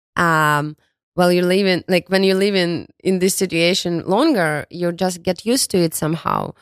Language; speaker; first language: English; non-native, fluent; Ukrainian